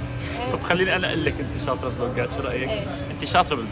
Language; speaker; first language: Arabic; native; Arabic